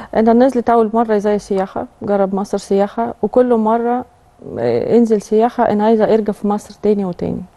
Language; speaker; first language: Arabic; non-native, learner; Russian